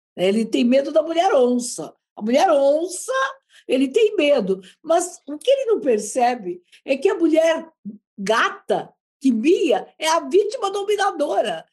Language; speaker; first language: Portuguese; native; Portuguese